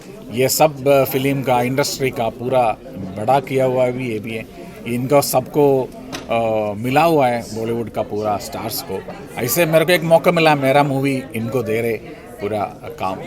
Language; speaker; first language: Hindi; non-native, local second language; Malayalam